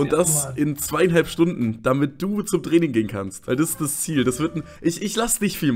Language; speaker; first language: German; native; German